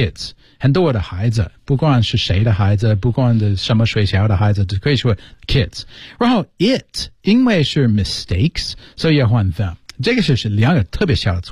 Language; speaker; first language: Chinese; non-native, fluent; English